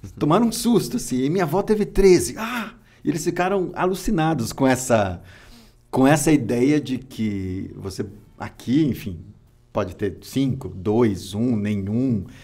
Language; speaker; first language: Portuguese; native; Portuguese